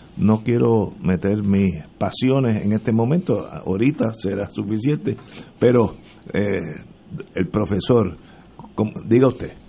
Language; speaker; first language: Spanish; early bilingual, heritage; Spanish